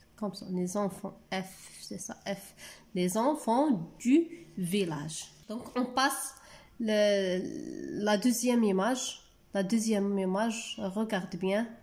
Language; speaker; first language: French; non-native, local second language; Arabic